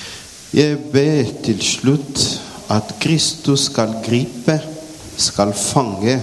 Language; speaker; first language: Norwegian; non-native, fluent; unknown